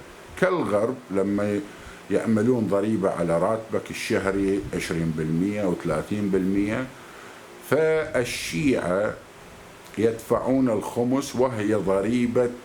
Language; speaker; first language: Arabic; native; Arabic